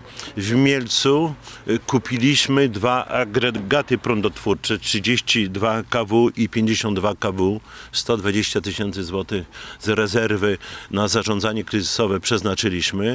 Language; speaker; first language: Polish; native; Polish